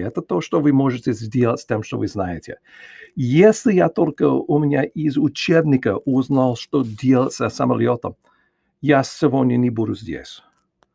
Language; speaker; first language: Russian; non-native, learner; English